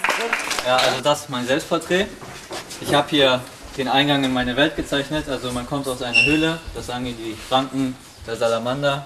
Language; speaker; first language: German; early bilingual, other home language; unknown